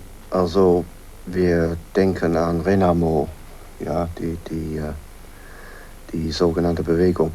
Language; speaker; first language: German; non-native, fluent; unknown